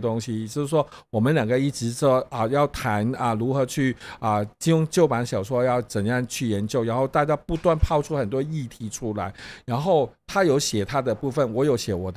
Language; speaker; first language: Chinese; non-native, local second language; Cantonese